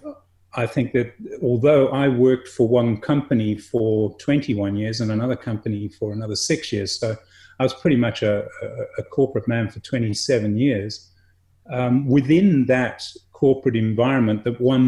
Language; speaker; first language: English; native; English